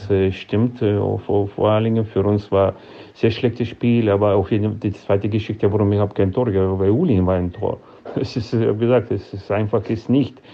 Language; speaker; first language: German; non-native, fluent; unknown